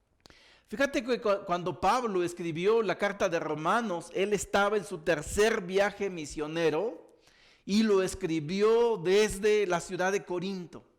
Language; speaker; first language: Spanish; native; Spanish